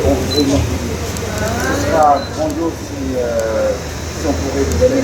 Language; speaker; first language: French; non-native, local second language; Malagasy